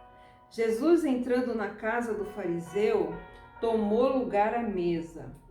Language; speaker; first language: Portuguese; native; Portuguese